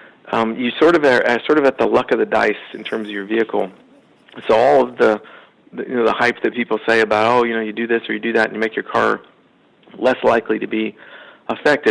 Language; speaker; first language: English; native; English